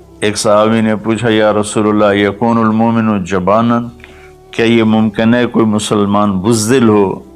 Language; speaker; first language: Urdu; non-native, local second language; Punjabi